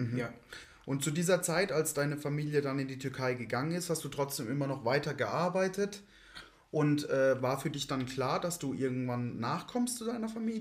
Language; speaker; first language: German; native; German